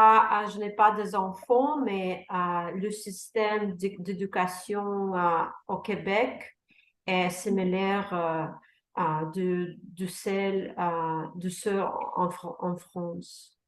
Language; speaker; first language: French; non-native, learner; Russian